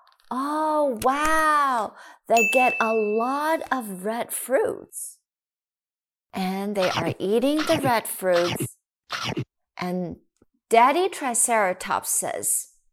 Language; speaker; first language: English; non-native, fluent; Chinese